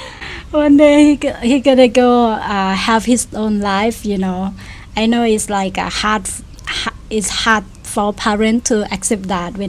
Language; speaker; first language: English; non-native, fluent; Thai